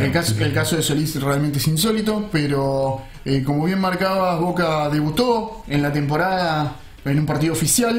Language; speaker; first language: Spanish; native; Spanish